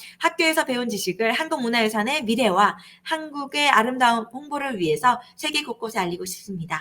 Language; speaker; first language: Korean; native; Korean